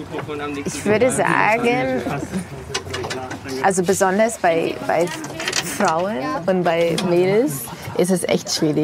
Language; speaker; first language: German; non-native, fluent; English